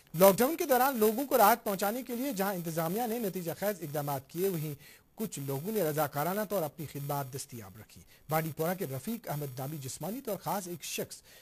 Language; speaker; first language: Urdu; non-native, local second language; Kashmiri